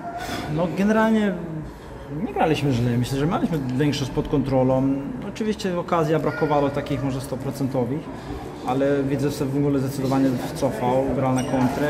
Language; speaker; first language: Polish; non-native, fluent; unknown